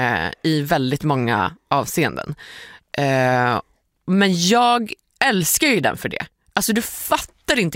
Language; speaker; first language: Swedish; native; Swedish